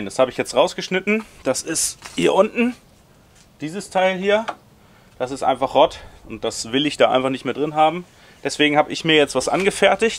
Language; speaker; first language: German; native; German